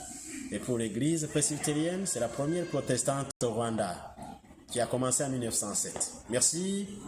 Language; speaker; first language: French; non-native, local second language; Kinyarwanda